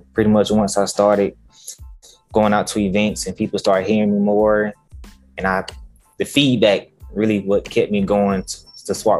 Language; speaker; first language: English; native; English